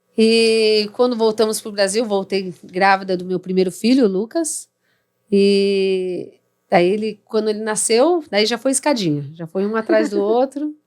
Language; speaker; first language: Portuguese; native; Portuguese